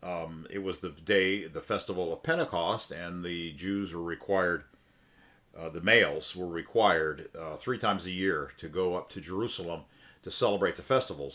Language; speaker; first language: English; native; English